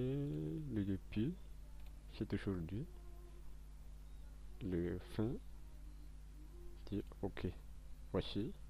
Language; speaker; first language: French; non-native, local second language; Malagasy